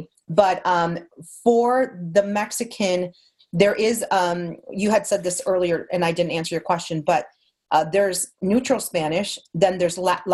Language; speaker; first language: English; early bilingual, other home language; Spanish